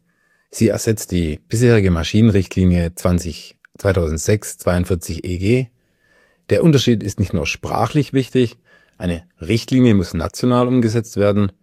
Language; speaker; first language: German; native; German